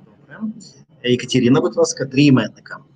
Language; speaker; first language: Ukrainian; non-native, learner; Russian